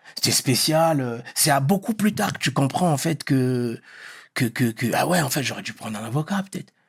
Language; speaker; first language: French; early bilingual, other home language; Lingala